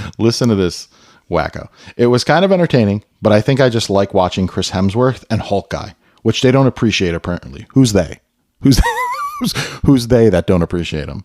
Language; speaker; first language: English; native; English